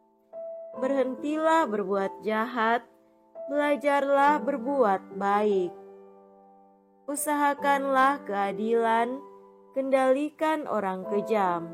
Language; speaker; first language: Indonesian; native; Indonesian